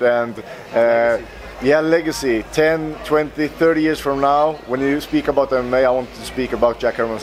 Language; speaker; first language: English; non-native, fluent; Swedish